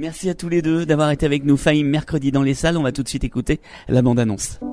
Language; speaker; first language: French; native; French